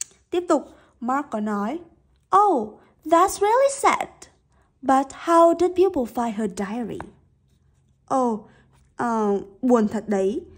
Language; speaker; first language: English; non-native, fluent; Vietnamese